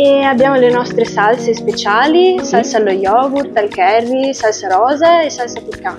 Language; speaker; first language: Italian; native; Italian